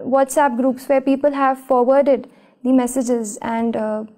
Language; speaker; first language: English; non-native, local second language; Marathi